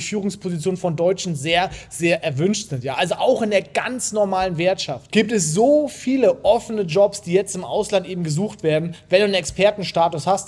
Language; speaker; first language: German; native; German